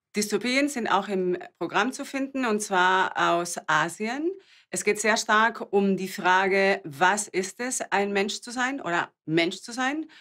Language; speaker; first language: German; non-native, fluent; Spanish